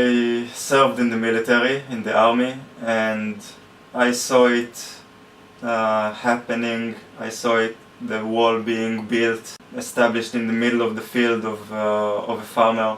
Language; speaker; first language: English; non-native, fluent; Hebrew